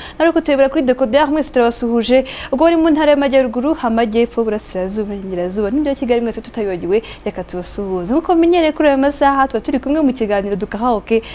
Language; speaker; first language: Kinyarwanda; native; Kinyarwanda